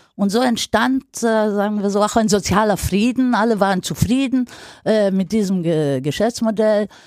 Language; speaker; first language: German; non-native, fluent; Greek